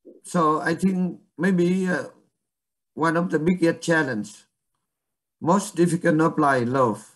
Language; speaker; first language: English; non-native, learner; Vietnamese